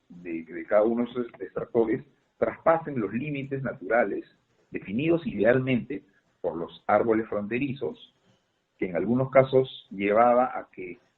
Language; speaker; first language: Spanish; native; Spanish